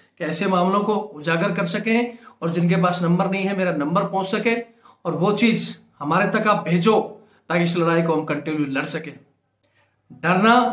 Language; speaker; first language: Hindi; native; Hindi